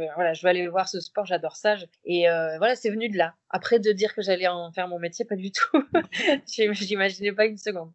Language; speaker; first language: French; native; French